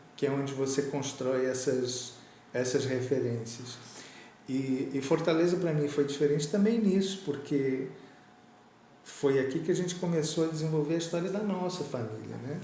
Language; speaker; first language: Portuguese; native; Portuguese